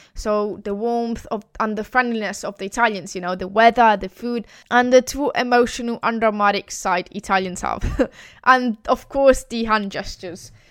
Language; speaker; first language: English; non-native, fluent; Italian